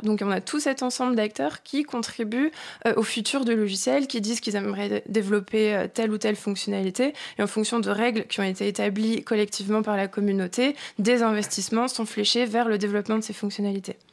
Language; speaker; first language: French; native; French